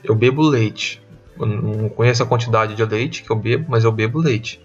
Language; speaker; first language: Portuguese; non-native, fluent; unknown